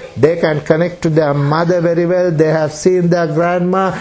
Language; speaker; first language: English; non-native, local second language; Sinhala